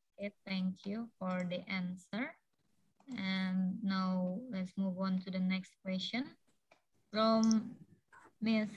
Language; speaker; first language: English; non-native, fluent; Indonesian